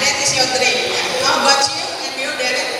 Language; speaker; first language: English; non-native, fluent; Indonesian